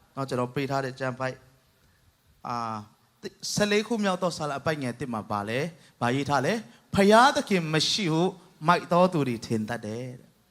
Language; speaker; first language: Burmese; non-native, local second language; Tedim Chin